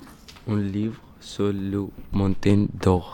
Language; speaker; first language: French; non-native, learner; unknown